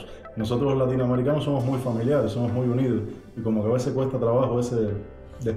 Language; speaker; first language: Spanish; native; Spanish